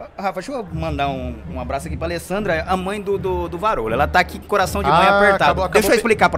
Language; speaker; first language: Portuguese; native; Portuguese